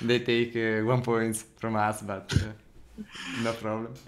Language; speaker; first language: English; non-native, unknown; Italian